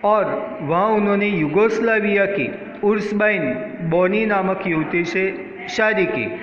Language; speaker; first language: Hindi; non-native, local second language; Gujarati